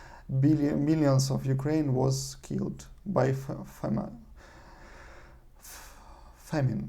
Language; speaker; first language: English; non-native, learner; Russian